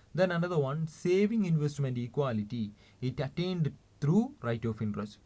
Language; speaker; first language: English; non-native, local second language; Malayalam